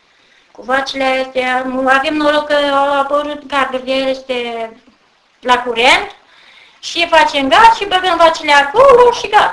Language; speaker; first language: Romanian; native; Romanian